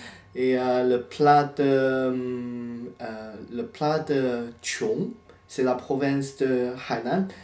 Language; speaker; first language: French; non-native, fluent; Chinese